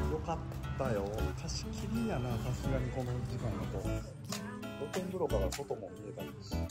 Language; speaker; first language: Japanese; native; Japanese